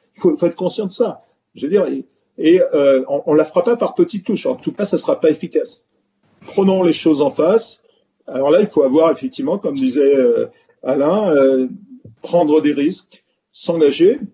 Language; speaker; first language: French; native; French